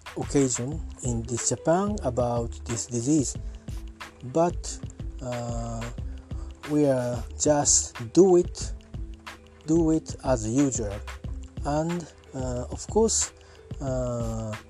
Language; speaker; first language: English; non-native, learner; Japanese